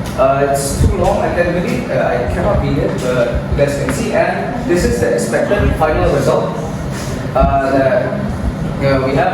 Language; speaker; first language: English; non-native, learner; Indonesian